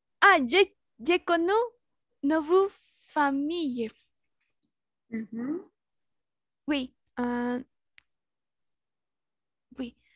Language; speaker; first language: French; non-native, learner; Spanish